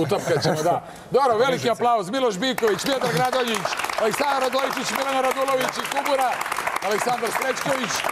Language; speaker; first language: Serbian; native; Serbian